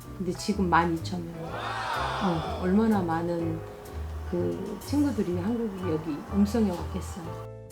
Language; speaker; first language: Korean; native; Korean